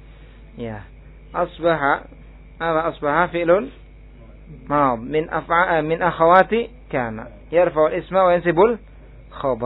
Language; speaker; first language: Arabic; non-native, fluent; Indonesian